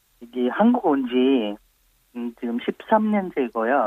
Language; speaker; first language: Korean; non-native, fluent; Nepali